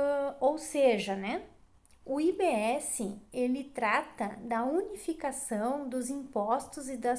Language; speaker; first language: Portuguese; native; Portuguese